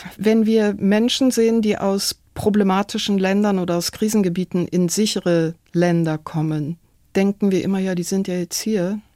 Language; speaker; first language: German; non-native, fluent; Persian